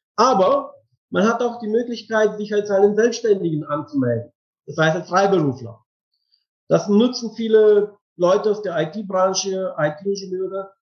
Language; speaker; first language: German; non-native, fluent; Bulgarian